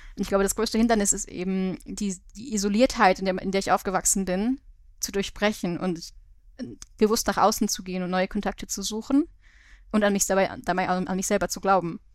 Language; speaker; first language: German; native; German